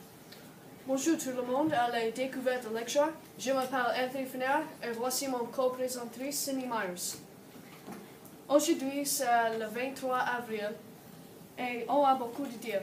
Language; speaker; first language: French; non-native, learner; English